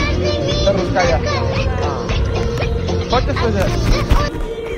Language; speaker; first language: Russian; non-native, learner; Indonesian